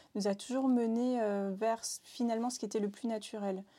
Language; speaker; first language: French; native; French